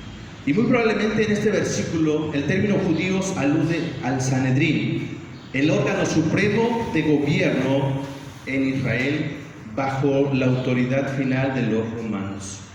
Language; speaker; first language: Spanish; native; Spanish